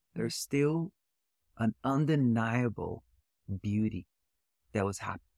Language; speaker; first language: English; early bilingual, other home language; Portuguese